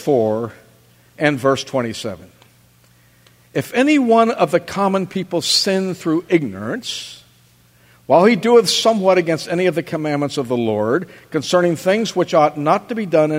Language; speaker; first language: English; native; English